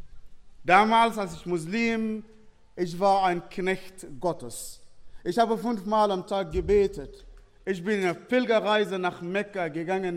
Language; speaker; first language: German; non-native, fluent; Arabic